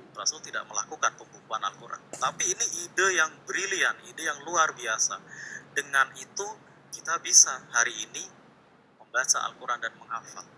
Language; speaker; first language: Indonesian; native; Indonesian